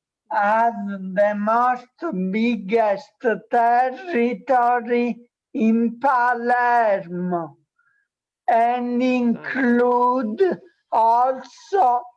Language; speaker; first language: English; non-native, learner; Italian